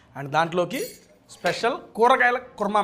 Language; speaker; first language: Telugu; native; Telugu